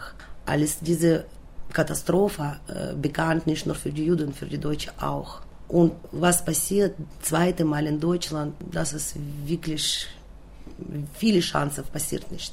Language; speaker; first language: German; non-native, learner; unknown